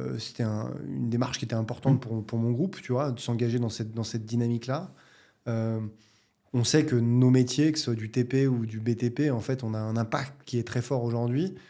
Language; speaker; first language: French; native; French